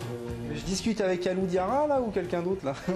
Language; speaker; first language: French; native; French